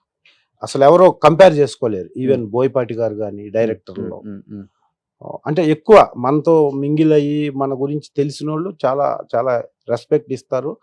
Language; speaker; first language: Telugu; native; Telugu